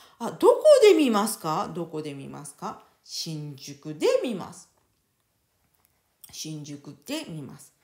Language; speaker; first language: Japanese; non-native, fluent; French